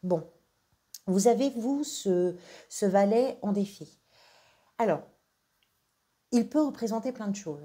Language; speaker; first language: French; native; French